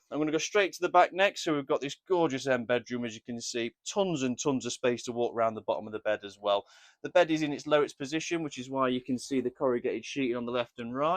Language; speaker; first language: English; native; English